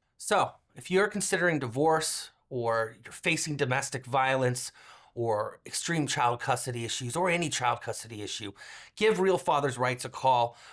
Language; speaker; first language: English; native; English